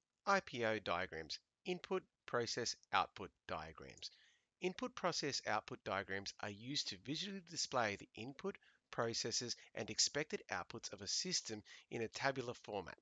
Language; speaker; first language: English; native; English